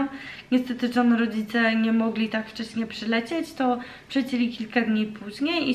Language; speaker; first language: Polish; early bilingual, heritage; Polish